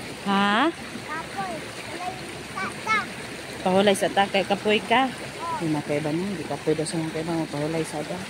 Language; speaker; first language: Filipino; non-native, local second language; Cebuano